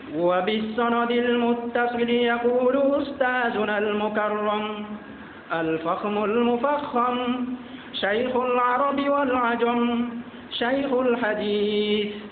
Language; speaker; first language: Arabic; non-native, fluent; Bangla